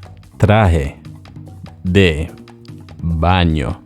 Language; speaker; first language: Spanish; non-native, fluent; English